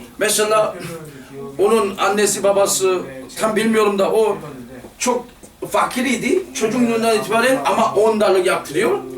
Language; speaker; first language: Turkish; non-native, fluent; Korean